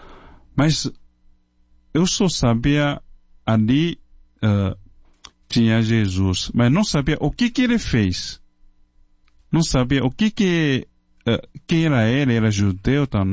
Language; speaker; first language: Portuguese; non-native, fluent; Chinese